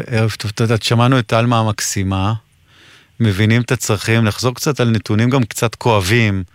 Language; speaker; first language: Hebrew; native; Hebrew